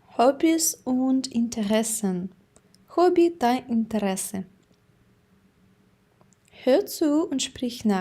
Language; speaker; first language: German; non-native, fluent; Ukrainian